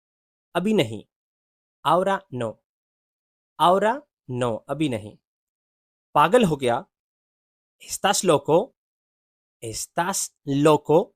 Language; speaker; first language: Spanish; non-native, fluent; Urdu